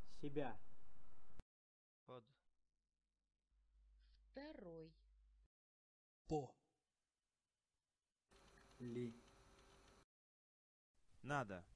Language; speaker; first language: Russian; non-native, learner; English